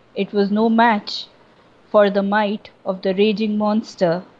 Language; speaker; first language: English; non-native, local second language; Bangla